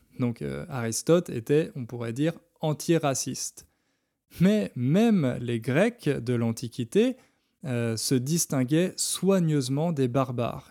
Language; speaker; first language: French; native; French